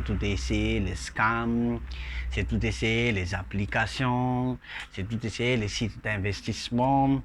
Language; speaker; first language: French; non-native, local second language; Malagasy